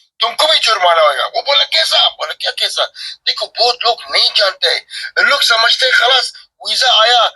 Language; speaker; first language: Hindi; non-native, learner; Arabic